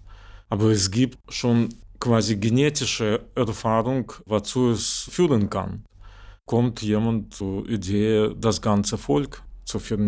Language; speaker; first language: German; non-native, fluent; Russian